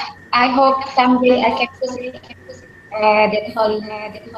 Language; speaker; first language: English; non-native, learner; Indonesian